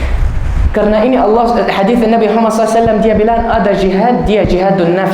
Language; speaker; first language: Indonesian; non-native, learner; Arabic